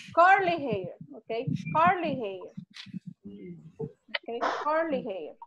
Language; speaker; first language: English; non-native, learner; Spanish